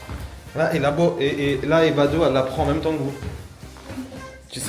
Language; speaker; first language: French; native; French